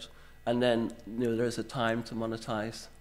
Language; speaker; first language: English; native; English